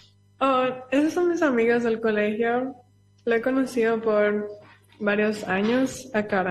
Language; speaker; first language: Spanish; early bilingual, heritage; Spanish